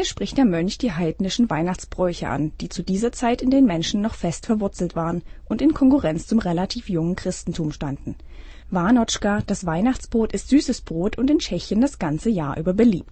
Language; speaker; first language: German; native; German